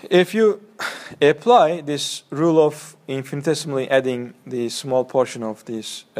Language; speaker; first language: English; non-native, fluent; Turkish